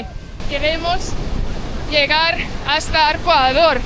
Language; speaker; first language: Spanish; non-native, fluent; Estonian